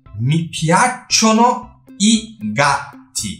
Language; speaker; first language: Italian; non-native, fluent; Turkish